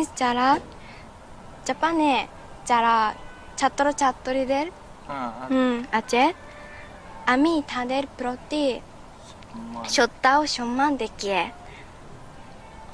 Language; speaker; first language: Bangla; non-native, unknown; Japanese